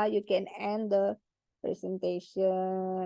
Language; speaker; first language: English; non-native, learner; Indonesian